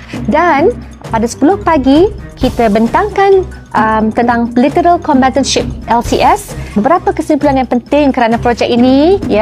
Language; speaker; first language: Malay; native; Malay